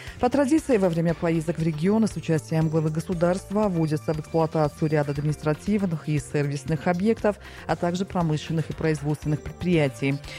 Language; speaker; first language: Russian; non-native, local second language; Tajik